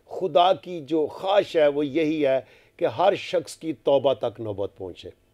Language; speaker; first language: Urdu; non-native, local second language; Punjabi